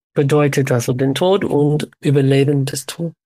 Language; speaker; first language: German; non-native, fluent; English